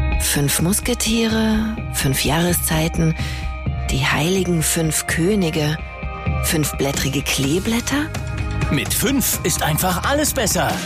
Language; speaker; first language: German; native; German